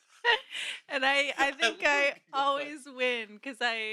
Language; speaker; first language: English; native; English